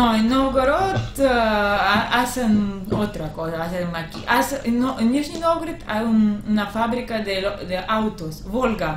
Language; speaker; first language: Spanish; non-native, learner; Russian